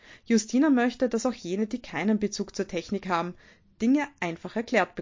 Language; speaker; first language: German; native; German